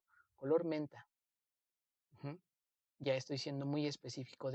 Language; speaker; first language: Spanish; native; Spanish